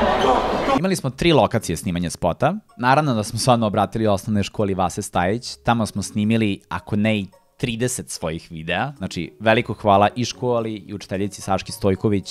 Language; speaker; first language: Serbian; native; Serbian